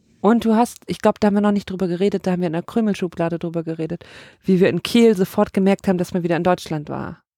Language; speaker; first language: German; native; German